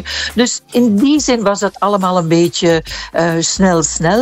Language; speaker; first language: Dutch; native; Dutch